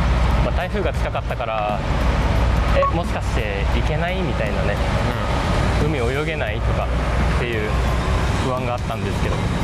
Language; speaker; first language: Japanese; native; Japanese